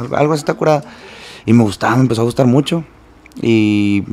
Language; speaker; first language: Spanish; native; Spanish